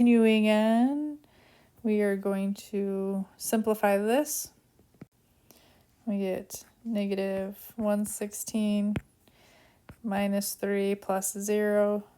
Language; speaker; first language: English; native; English